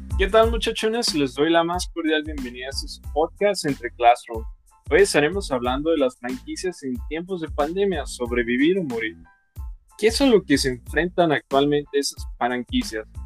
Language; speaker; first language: Spanish; native; Spanish